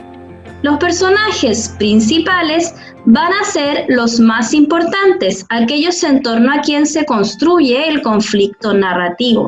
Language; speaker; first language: Spanish; native; Spanish